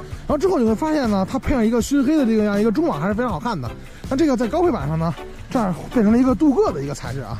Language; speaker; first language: Chinese; native; Chinese